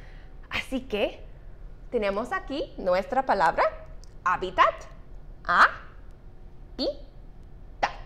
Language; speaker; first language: Spanish; non-native, fluent; English